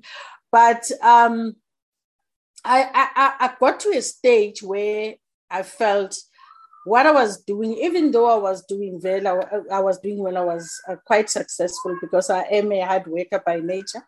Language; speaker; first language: English; non-native, local second language; Zulu